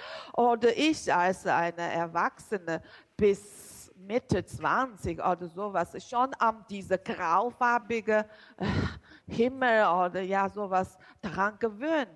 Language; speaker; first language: German; non-native, learner; Chinese